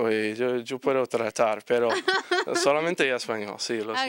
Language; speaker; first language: Spanish; non-native, learner; English